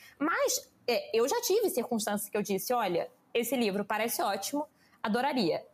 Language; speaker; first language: Portuguese; native; Portuguese